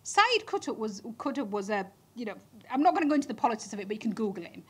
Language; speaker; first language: English; native; English